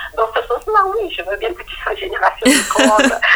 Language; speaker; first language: French; non-native, local second language; Lingala